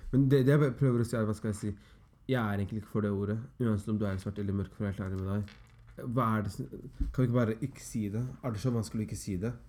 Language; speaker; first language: Norwegian; early bilingual, other home language; Somali